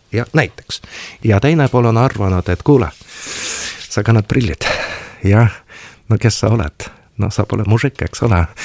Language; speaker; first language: Estonian; non-native, local second language; Russian